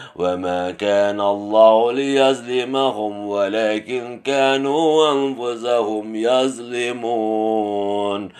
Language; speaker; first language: Arabic; non-native, learner; Indonesian